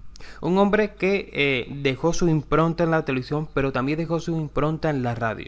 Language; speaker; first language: Spanish; native; Spanish